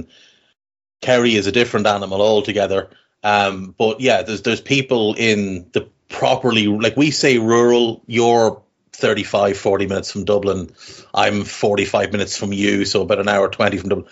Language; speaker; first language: English; native; English